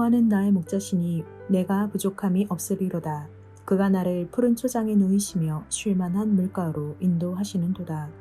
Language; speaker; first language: Korean; native; Korean